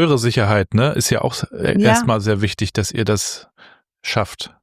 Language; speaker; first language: German; native; German